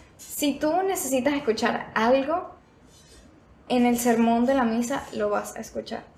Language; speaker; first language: Spanish; native; Spanish